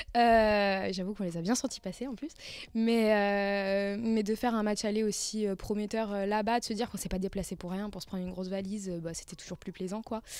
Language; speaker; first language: French; native; French